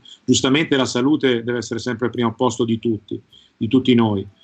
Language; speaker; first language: Italian; native; Italian